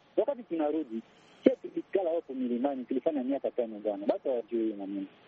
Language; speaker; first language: Swahili; non-native, local second language; Kinyarwanda